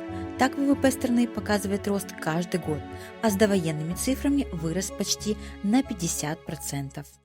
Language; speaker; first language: Russian; native; Russian